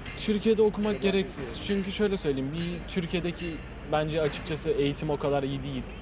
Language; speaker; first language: Turkish; native; Turkish